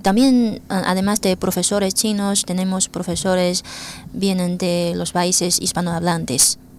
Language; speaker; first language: Spanish; non-native, fluent; Chinese